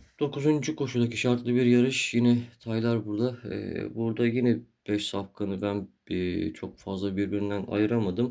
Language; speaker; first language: Turkish; native; Turkish